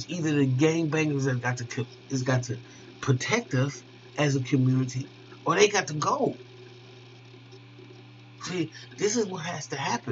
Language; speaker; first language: English; native; English